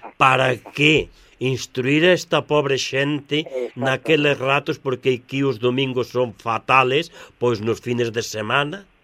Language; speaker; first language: Galician; native; Galician